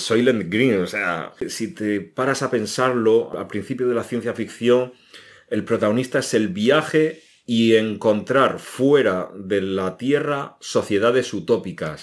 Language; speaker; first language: Spanish; native; Spanish